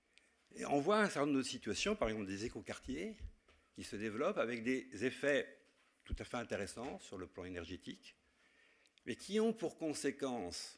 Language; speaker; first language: French; native; French